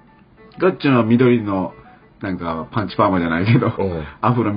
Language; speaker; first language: Japanese; native; Japanese